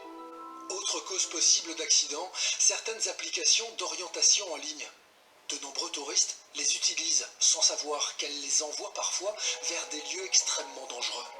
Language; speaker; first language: French; native; French